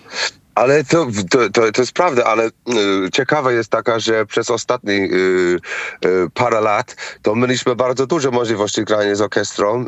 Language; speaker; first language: Polish; non-native, fluent; English